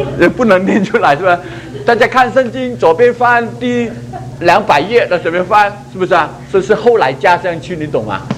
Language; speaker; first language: Chinese; non-native, local second language; Cantonese